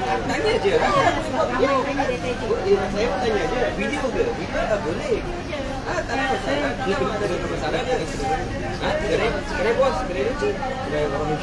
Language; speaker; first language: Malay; non-native, local second language; Tamil